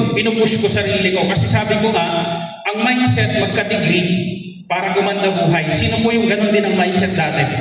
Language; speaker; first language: Filipino; non-native, local second language; Bikol